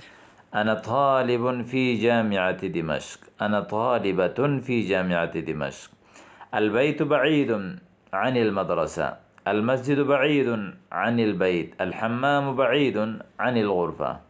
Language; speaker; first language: Arabic; non-native, fluent; Urdu